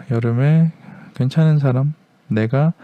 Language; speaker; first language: Korean; native; Korean